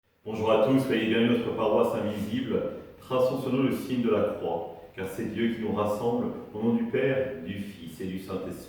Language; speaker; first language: French; native; French